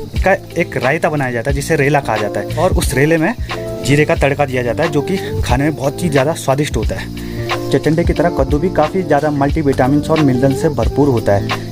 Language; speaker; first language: Hindi; non-native, local second language; Garhwali